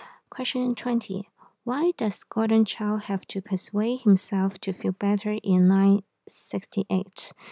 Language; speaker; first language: English; non-native, local second language; Cantonese